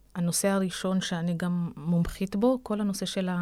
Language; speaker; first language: Hebrew; non-native, local second language; Arabic